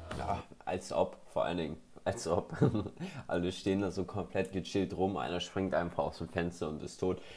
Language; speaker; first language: German; native; German